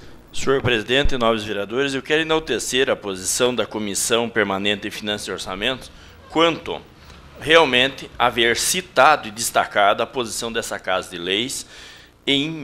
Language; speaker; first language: Portuguese; native; Portuguese